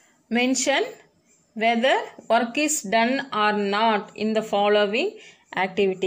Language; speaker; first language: English; non-native, local second language; Tamil